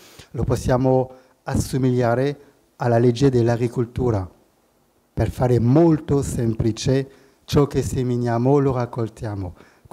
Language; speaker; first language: Italian; non-native, fluent; French